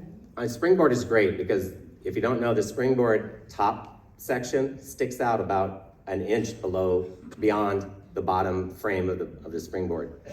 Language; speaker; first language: English; native; English